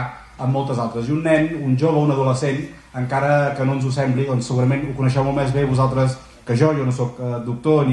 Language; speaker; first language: Catalan; native; Catalan